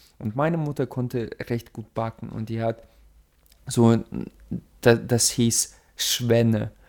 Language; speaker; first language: German; early bilingual, other home language; Russian